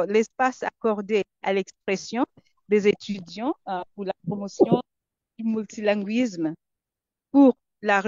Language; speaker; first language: French; non-native, fluent; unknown